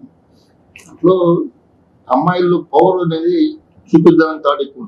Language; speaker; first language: Telugu; native; Telugu